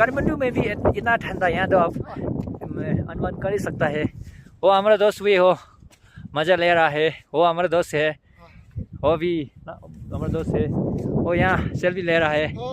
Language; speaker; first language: Hindi; non-native, fluent; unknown